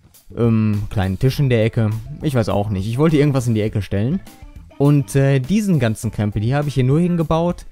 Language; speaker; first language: German; native; German